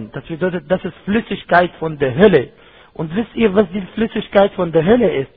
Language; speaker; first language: German; non-native, fluent; Arabic